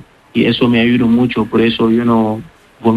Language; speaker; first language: Spanish; non-native, learner; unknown